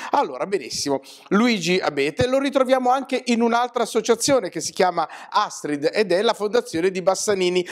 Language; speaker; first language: Italian; native; Italian